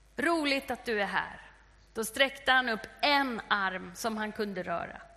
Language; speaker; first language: Swedish; native; Swedish